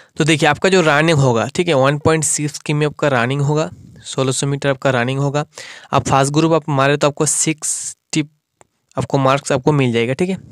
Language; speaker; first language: Hindi; non-native, local second language; Bangla